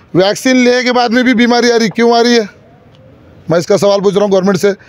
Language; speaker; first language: Hindi; native; Hindi